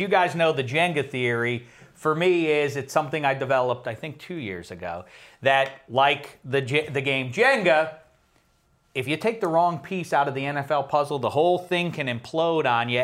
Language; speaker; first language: English; native; English